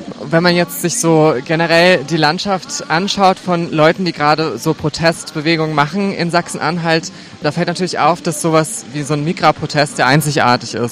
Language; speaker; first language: German; native; German